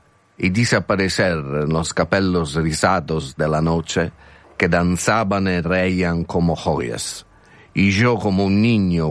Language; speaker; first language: Spanish; non-native, learner; Italian